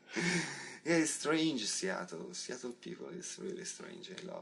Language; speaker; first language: English; non-native, learner; Italian